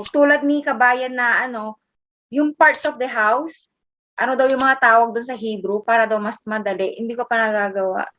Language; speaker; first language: Filipino; native; Filipino